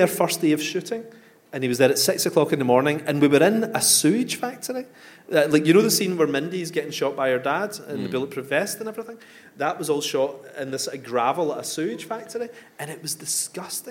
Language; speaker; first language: English; native; English